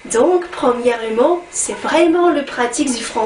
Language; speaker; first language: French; non-native, learner; Russian